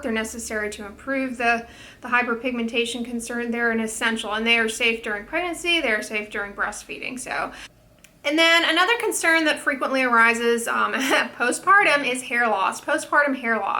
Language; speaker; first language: English; native; English